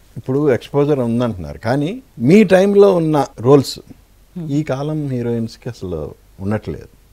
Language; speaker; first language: Telugu; native; Telugu